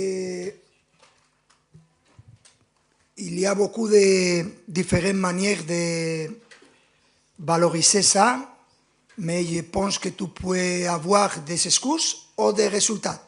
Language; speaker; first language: French; non-native, fluent; Spanish